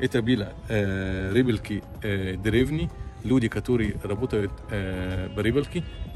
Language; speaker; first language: Russian; non-native, local second language; Arabic